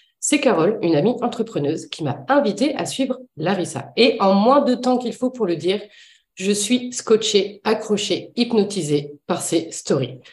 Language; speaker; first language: French; native; French